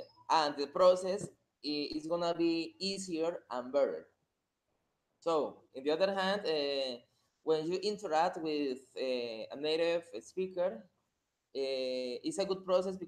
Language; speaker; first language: English; non-native, fluent; Spanish